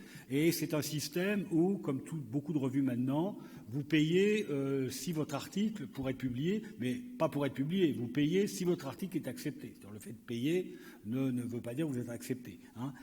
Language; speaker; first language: French; native; French